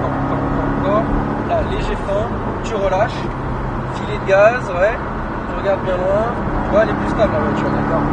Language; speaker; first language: French; native; French